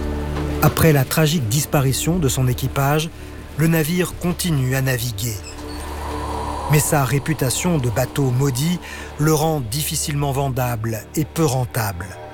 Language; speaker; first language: French; native; French